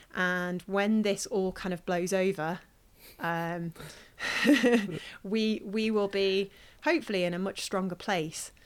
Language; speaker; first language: English; native; English